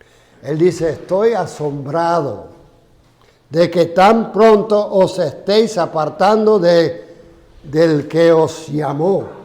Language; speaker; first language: Spanish; non-native, fluent; English